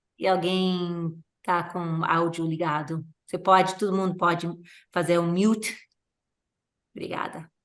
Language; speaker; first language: Portuguese; non-native, fluent; English